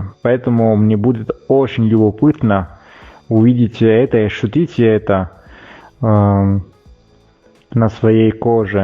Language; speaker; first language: Russian; non-native, fluent; Italian